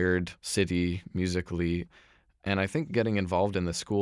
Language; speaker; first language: English; native; English